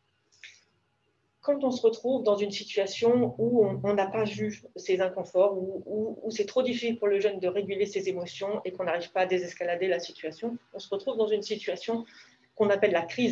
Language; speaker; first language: French; native; French